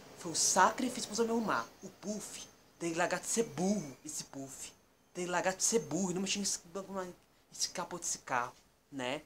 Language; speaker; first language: Portuguese; native; Portuguese